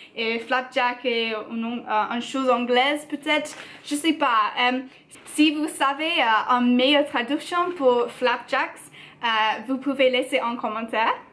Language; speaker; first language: French; non-native, learner; English